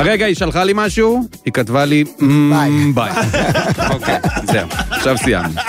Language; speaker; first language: Hebrew; native; Hebrew